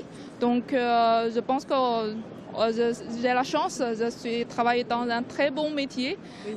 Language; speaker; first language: French; non-native, learner; Chinese